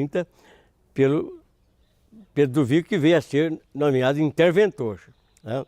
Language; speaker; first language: Portuguese; native; Portuguese